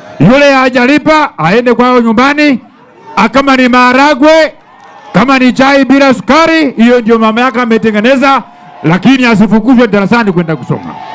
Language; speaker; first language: Swahili; non-native, local second language; Luyia